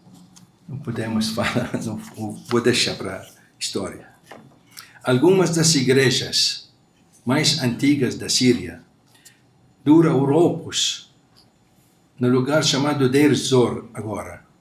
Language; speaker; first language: Portuguese; non-native, fluent; Arabic